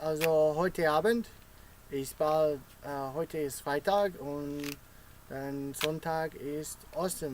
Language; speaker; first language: German; non-native, learner; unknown